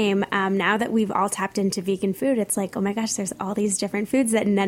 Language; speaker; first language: English; native; English